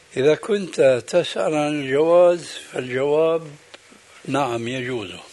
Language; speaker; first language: Arabic; early bilingual, other home language; Albanian